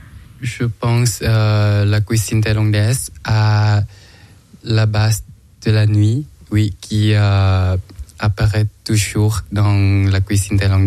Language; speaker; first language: French; non-native, learner; Thai